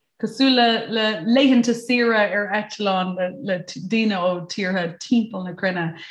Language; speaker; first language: Irish; non-native, local second language; English